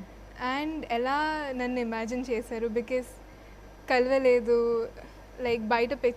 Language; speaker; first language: Telugu; non-native, fluent; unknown